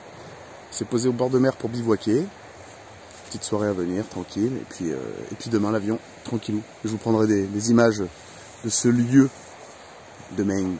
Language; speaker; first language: French; native; French